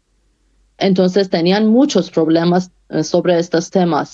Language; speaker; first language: Spanish; non-native, fluent; Persian